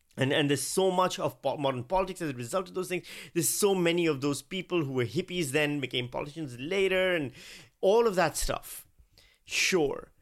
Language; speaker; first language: English; non-native, local second language; Urdu